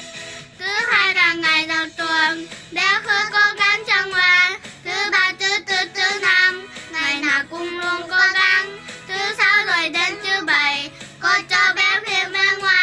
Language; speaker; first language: Vietnamese; early bilingual, heritage; Vietnamese